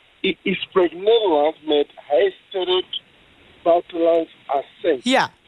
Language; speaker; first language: Dutch; non-native, fluent; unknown